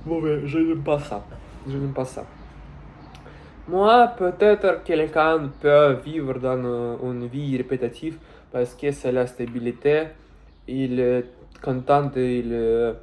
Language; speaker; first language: French; non-native, learner; Russian